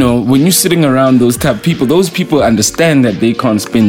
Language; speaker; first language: English; non-native, local second language; Zulu